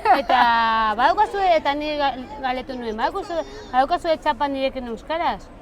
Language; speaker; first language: Basque; early bilingual, other home language; Spanish